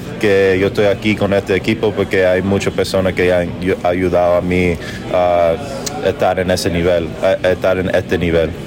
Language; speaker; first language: Spanish; early bilingual, heritage; English